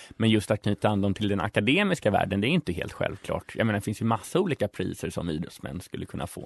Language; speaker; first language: Swedish; native; Swedish